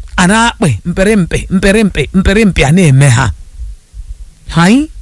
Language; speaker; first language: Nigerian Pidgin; non-native, local second language; Igbo